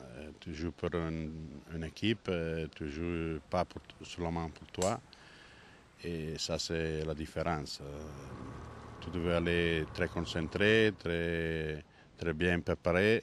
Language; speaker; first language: French; non-native, learner; Italian